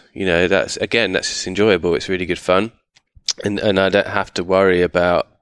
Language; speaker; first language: English; native; English